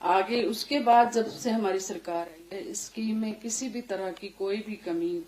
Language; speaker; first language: Hindi; non-native, local second language; Punjabi